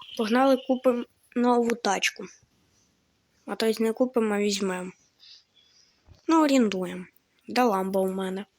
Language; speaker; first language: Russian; non-native, local second language; Ukrainian